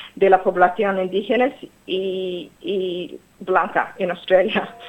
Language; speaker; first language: Spanish; non-native, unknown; English